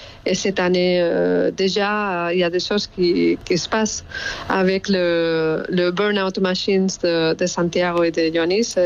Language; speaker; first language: French; non-native, fluent; Spanish